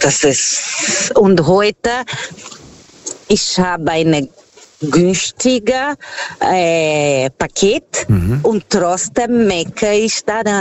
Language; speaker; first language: German; non-native, fluent; Portuguese